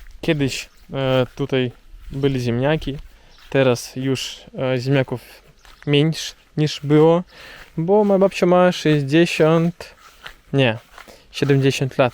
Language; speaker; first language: Polish; non-native, learner; Russian